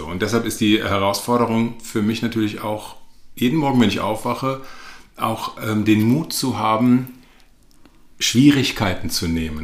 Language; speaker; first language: German; native; German